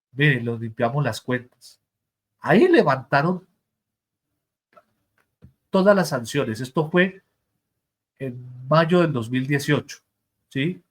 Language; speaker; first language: Spanish; native; Spanish